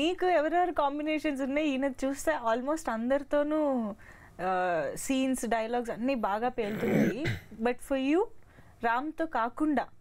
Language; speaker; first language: Telugu; native; Telugu